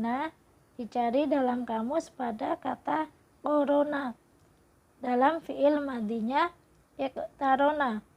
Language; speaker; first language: Indonesian; native; Indonesian